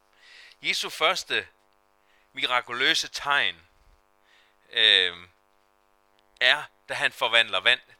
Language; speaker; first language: Danish; native; Danish